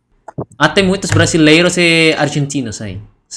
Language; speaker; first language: Portuguese; non-native, learner; Indonesian